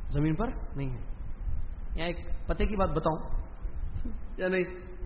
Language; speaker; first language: Urdu; native; Urdu